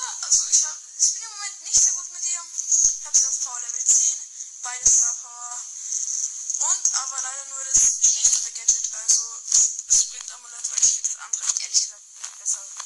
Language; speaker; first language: German; native; German